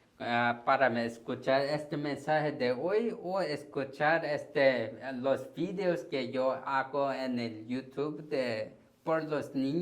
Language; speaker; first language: Spanish; non-native, learner; Korean